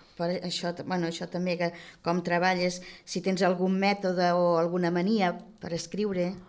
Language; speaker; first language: Catalan; native; Catalan